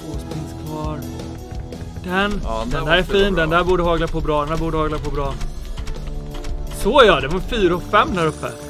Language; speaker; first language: Swedish; native; Swedish